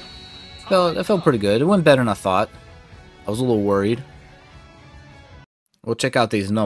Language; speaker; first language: English; native; English